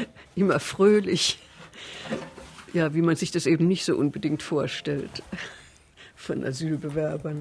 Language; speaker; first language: German; native; German